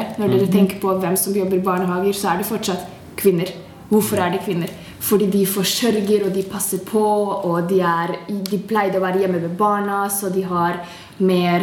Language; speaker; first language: Norwegian; non-native, fluent; Hungarian